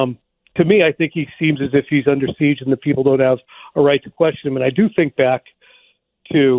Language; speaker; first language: English; native; English